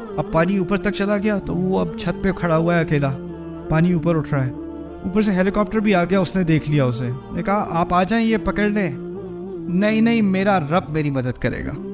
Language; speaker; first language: Urdu; early bilingual, heritage; Urdu